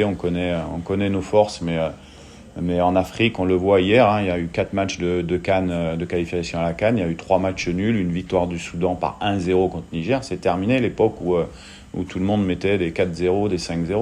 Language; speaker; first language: French; native; French